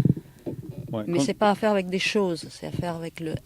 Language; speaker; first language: French; non-native, fluent; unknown